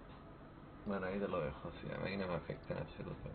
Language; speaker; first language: Spanish; native; Spanish